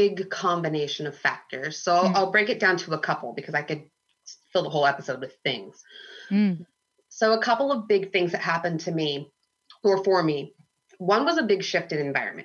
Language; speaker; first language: English; native; English